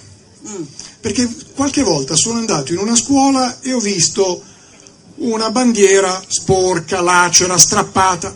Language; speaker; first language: Italian; native; Italian